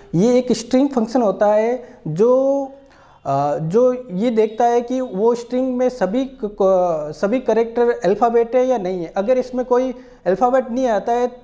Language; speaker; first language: Hindi; native; Hindi